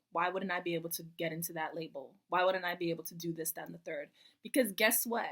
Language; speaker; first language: English; native; English